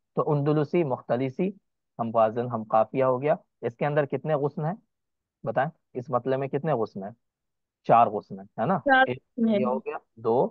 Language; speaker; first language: Hindi; native; Hindi